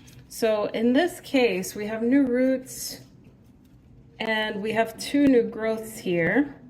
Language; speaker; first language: English; native; English